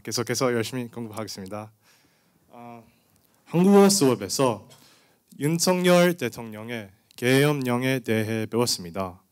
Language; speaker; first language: Korean; non-native, learner; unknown